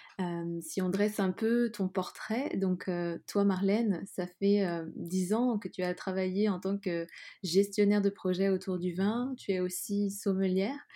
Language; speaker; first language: French; native; French